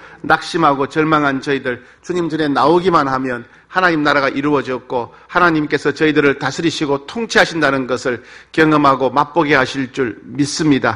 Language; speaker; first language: Korean; native; Korean